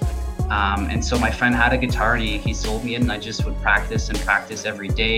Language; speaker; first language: English; native; English